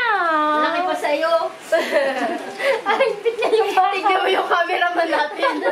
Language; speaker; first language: Filipino; native; Filipino